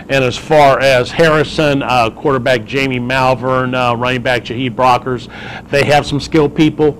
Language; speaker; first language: English; native; English